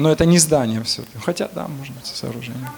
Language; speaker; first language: Russian; native; Russian